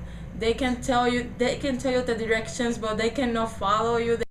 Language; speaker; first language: English; non-native, learner; Spanish